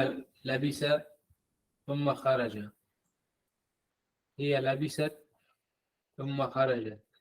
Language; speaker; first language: Arabic; non-native, learner; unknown